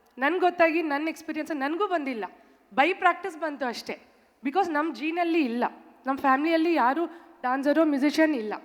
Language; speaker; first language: Kannada; non-native, local second language; Tamil